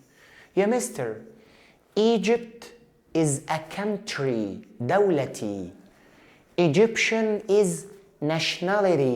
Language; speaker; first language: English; non-native, fluent; Arabic